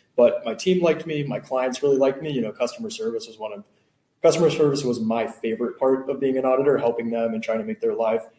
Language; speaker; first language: English; native; English